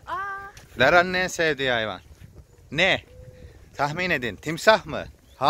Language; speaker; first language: Turkish; native; Turkish